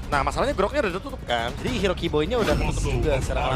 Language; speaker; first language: Indonesian; native; Indonesian